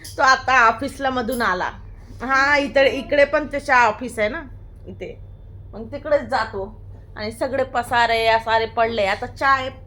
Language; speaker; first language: Marathi; non-native, local second language; Hindi